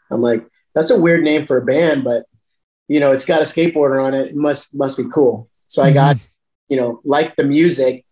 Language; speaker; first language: English; native; English